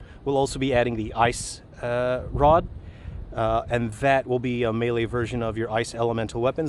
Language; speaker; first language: English; native; English